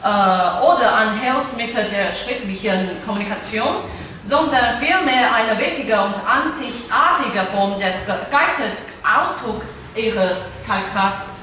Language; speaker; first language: German; non-native, fluent; Chinese